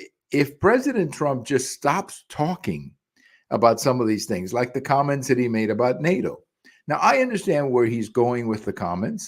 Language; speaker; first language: English; early bilingual, other home language; Spanish